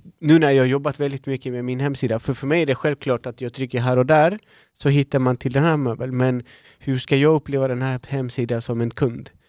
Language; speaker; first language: Swedish; non-native, fluent; Spanish